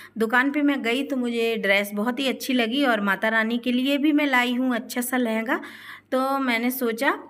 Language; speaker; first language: Hindi; native; Hindi